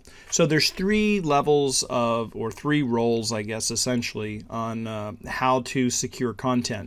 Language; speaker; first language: English; native; English